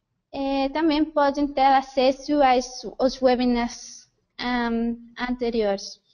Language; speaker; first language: Portuguese; non-native, fluent; Spanish